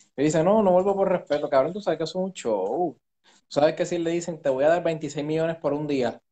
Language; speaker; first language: Spanish; native; Spanish